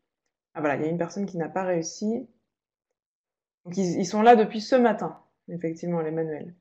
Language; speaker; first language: French; native; French